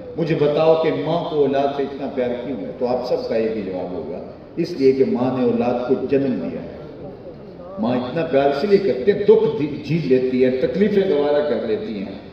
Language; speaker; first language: Urdu; non-native, local second language; Punjabi